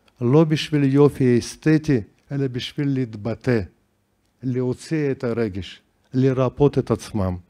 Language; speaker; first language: Hebrew; non-native, fluent; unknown